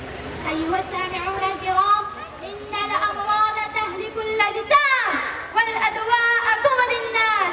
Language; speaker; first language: Arabic; non-native, learner; Urdu